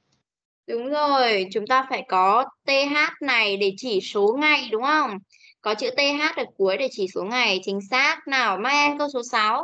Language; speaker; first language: Vietnamese; native; Vietnamese